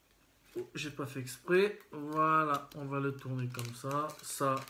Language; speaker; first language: French; native; French